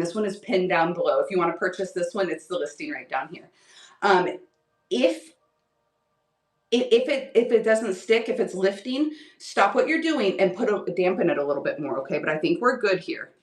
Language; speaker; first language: English; native; English